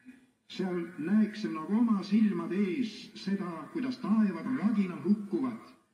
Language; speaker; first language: Estonian; native; Estonian